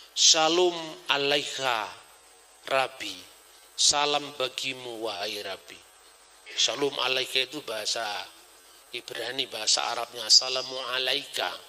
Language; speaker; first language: Indonesian; non-native, local second language; Javanese